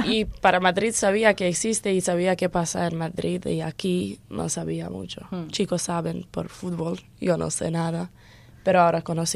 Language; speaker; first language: Spanish; non-native, learner; Croatian